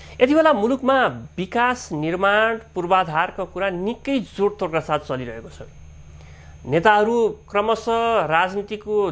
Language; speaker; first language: Nepali; native; Nepali